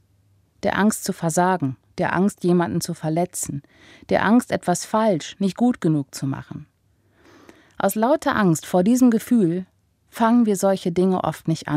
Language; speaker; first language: German; native; German